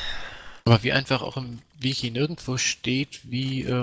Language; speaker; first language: German; native; German